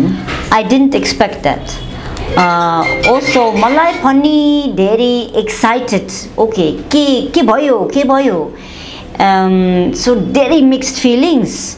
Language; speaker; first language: Nepali; non-native, learner; Dutch